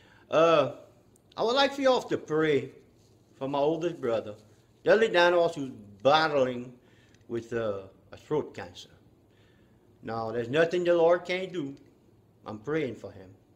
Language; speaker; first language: English; native; English